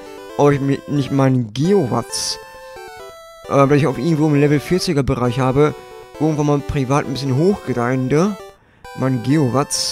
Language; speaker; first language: German; native; German